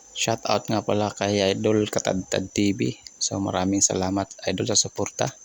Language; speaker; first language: Filipino; non-native, local second language; Cebuano